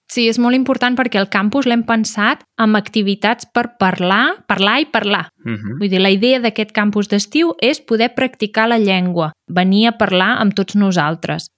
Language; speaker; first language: Catalan; native; Catalan